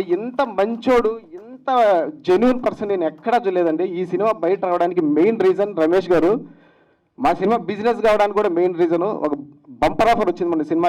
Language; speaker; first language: Telugu; native; Telugu